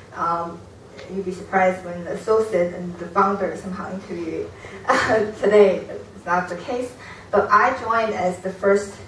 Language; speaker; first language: English; non-native, fluent; Chinese